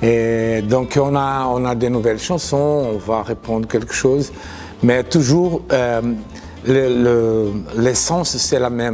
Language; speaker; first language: French; non-native, fluent; Portuguese